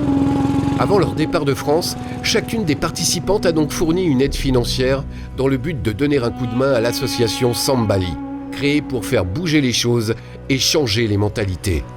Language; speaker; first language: French; native; French